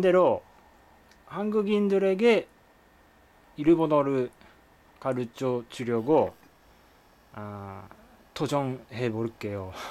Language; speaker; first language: Korean; non-native, fluent; Japanese